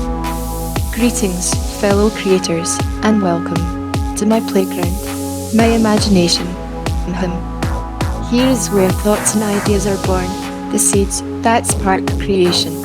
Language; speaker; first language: English; native; English